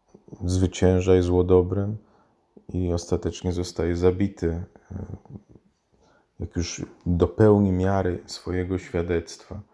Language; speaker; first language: Polish; native; Polish